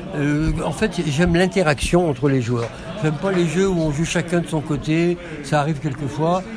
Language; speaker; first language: French; native; French